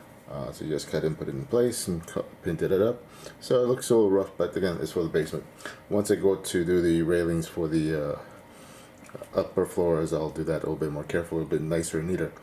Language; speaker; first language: English; native; English